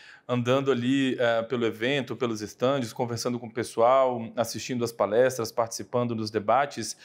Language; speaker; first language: Portuguese; native; Portuguese